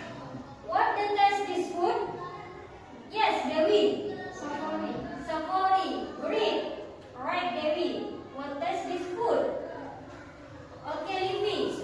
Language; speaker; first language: English; non-native, learner; Indonesian